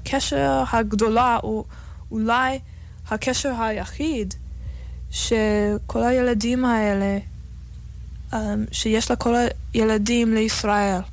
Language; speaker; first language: Hebrew; non-native, fluent; English